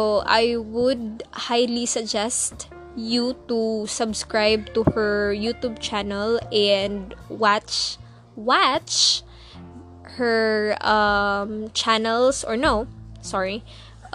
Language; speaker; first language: English; non-native, local second language; Cebuano